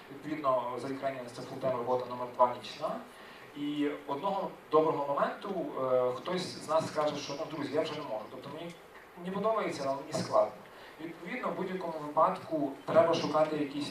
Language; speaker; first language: Ukrainian; native; Ukrainian